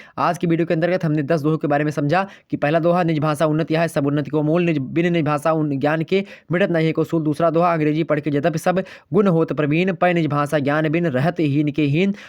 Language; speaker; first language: Hindi; native; Hindi